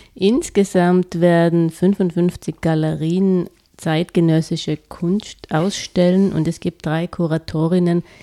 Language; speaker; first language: German; native; German